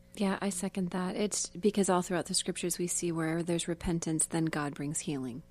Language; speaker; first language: English; native; English